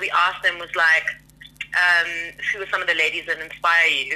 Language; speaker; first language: English; native; English